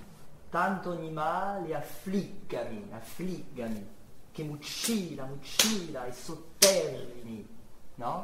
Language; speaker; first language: Spanish; non-native, learner; French